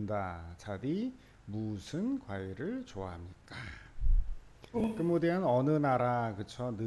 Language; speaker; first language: Korean; native; Korean